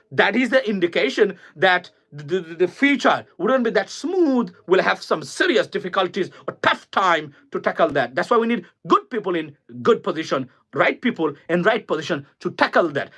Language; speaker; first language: English; non-native, local second language; Bangla